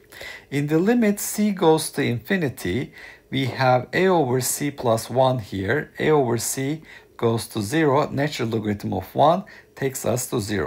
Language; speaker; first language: English; non-native, fluent; Turkish